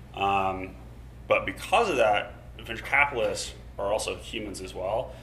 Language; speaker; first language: English; native; English